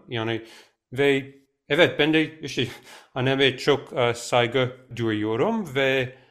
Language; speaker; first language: Turkish; non-native, fluent; English